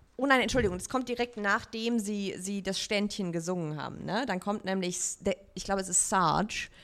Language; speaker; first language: German; native; German